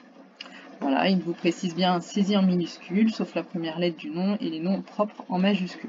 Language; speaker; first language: French; native; French